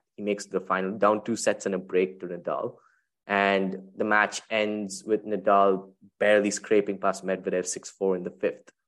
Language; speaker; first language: English; non-native, local second language; Tamil